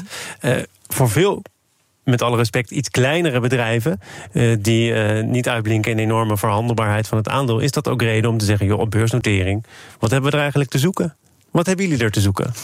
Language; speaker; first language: Dutch; native; Dutch